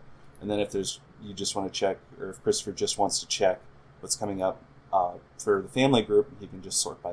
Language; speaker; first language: English; native; English